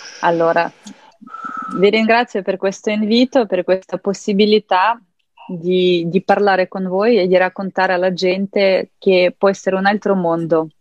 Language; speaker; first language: Italian; non-native, fluent; Ukrainian